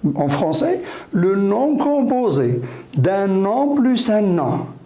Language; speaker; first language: French; non-native, local second language; Arabic